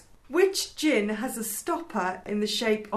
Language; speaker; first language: English; native; English